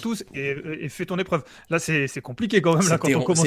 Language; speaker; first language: French; native; French